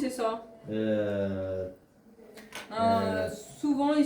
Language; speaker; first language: French; native; French